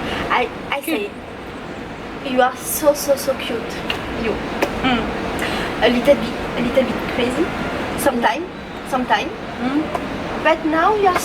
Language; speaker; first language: English; non-native, learner; French